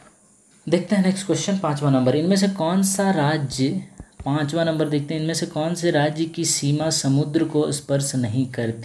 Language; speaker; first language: Hindi; native; Hindi